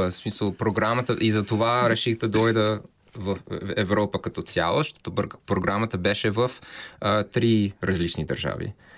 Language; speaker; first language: Bulgarian; non-native, fluent; English